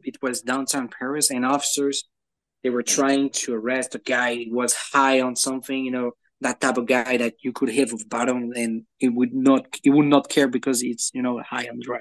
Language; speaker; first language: English; non-native, fluent; French